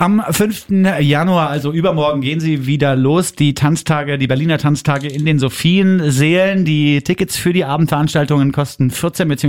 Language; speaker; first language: German; native; German